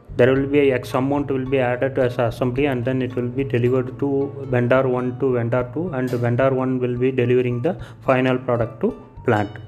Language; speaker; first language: English; non-native, local second language; Tamil